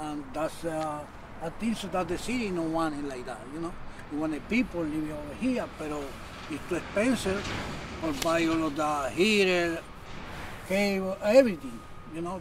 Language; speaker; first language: English; non-native, learner; Spanish